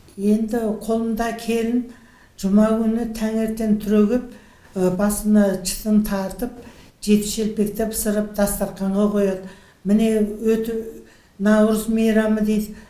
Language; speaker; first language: Kazakh; native; Kazakh